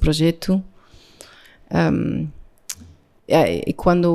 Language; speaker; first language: Portuguese; non-native, learner; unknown